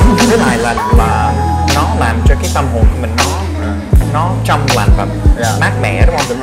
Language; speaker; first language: Vietnamese; non-native, fluent; English